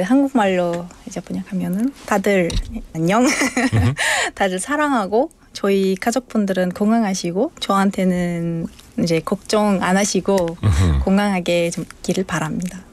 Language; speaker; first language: Korean; non-native, fluent; Uzbek